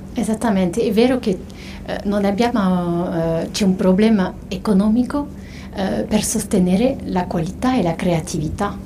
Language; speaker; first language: Italian; non-native, fluent; French